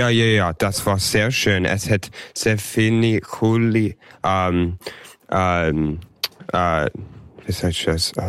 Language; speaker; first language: German; early bilingual, heritage; English